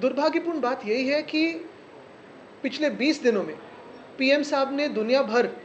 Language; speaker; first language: Hindi; non-native, local second language; Marathi